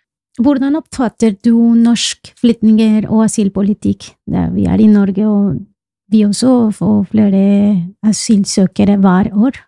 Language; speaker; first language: Norwegian; non-native, fluent; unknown